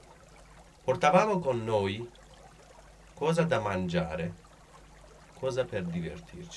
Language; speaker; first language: Italian; non-native, learner; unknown